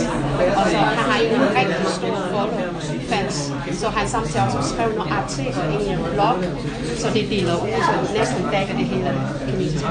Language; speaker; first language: Danish; non-native, fluent; Chinese